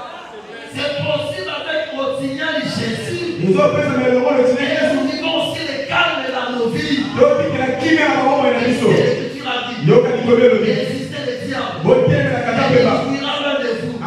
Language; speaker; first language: French; non-native, local second language; Lingala